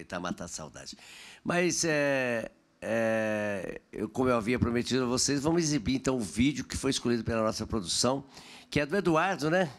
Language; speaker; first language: Portuguese; native; Portuguese